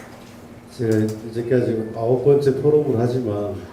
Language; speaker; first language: Korean; native; Korean